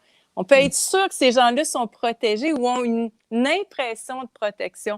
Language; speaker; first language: French; native; French